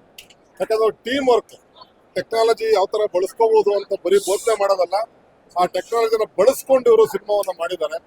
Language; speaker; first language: Kannada; native; Kannada